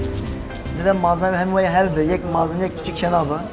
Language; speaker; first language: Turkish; non-native, local second language; Kurdish